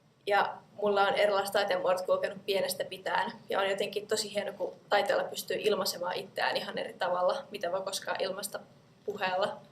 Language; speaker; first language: Finnish; native; Finnish